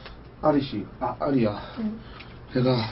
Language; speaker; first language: Korean; native; Korean